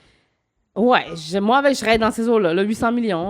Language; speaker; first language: French; native; French